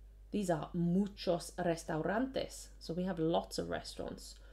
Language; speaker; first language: English; native; English